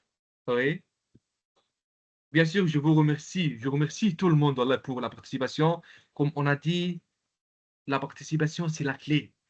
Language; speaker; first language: French; non-native, local second language; Arabic